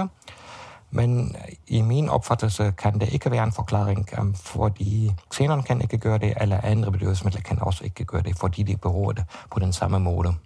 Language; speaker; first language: Danish; non-native, fluent; German